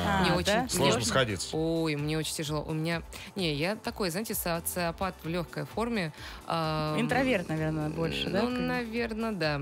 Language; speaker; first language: Russian; native; Russian